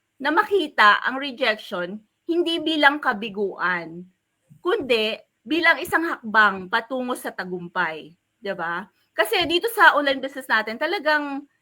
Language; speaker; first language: Filipino; native; Filipino